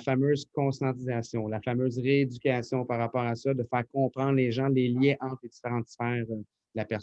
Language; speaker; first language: French; native; French